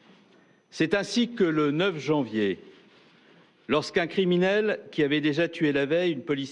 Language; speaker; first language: French; native; French